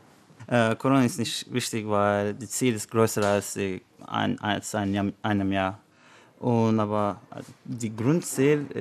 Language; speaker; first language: German; non-native, learner; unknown